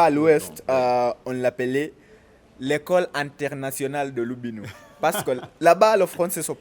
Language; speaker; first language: French; non-native, fluent; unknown